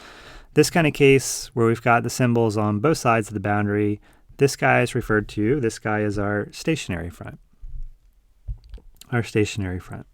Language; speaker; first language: English; native; English